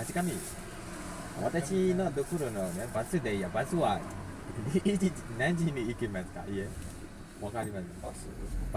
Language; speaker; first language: Japanese; non-native, learner; Burmese